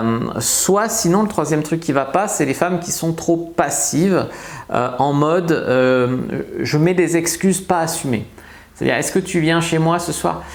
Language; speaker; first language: French; native; French